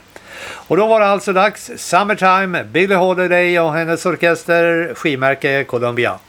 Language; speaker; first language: Swedish; native; Swedish